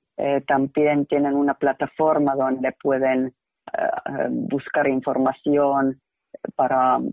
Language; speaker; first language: Spanish; non-native, fluent; Finnish